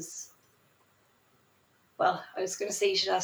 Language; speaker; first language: English; native; English